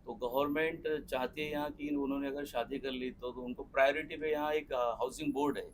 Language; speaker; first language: Hindi; non-native, local second language; Marathi